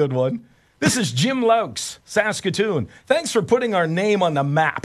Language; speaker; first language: English; native; English